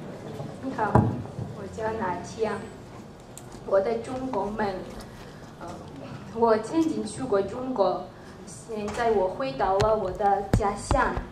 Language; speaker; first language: Chinese; non-native, learner; Georgian